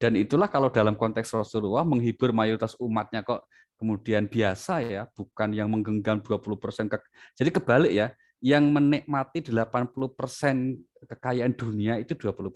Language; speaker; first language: Indonesian; native; Indonesian